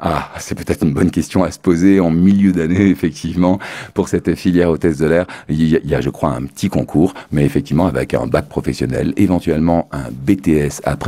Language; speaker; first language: French; native; French